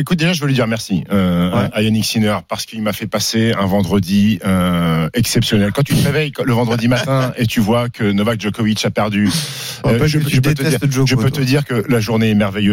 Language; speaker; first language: French; native; French